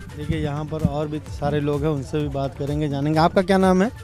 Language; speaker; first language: Hindi; native; Hindi